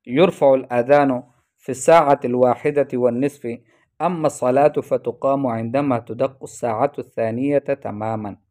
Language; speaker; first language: Arabic; non-native, fluent; Urdu